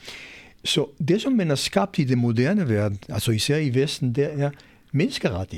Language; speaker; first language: Danish; non-native, fluent; Hebrew